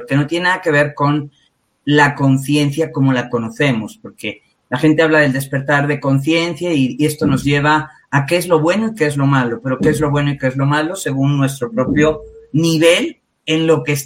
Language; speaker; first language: Spanish; native; Spanish